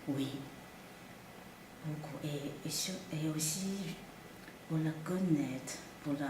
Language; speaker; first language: French; non-native, fluent; Chinese